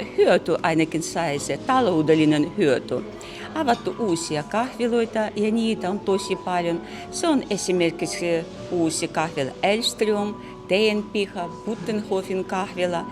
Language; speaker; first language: Finnish; non-native, fluent; Russian